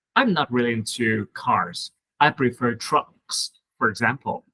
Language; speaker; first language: English; non-native, fluent; Vietnamese